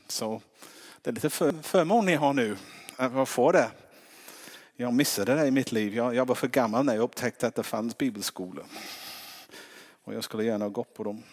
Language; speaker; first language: Swedish; non-native, fluent; English